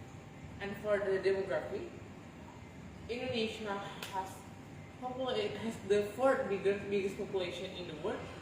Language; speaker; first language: English; non-native, learner; Indonesian